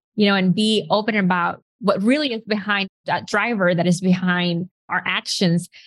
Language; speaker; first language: English; non-native, fluent; Spanish